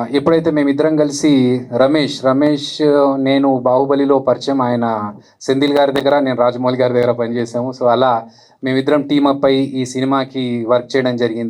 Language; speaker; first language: Telugu; native; Telugu